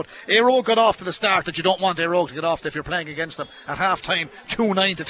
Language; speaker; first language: English; native; English